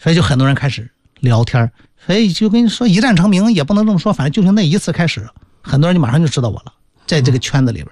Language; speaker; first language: Chinese; native; Chinese